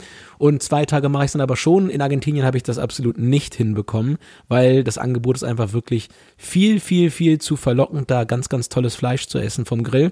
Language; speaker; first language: German; native; German